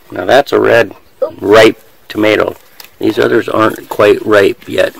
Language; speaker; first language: English; native; English